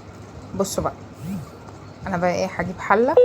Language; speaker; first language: Arabic; native; Arabic